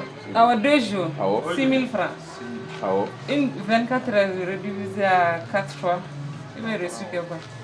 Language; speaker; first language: French; non-native, local second language; Bambara